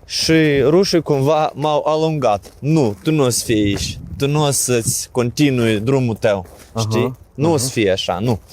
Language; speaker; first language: Romanian; non-native, learner; Ukrainian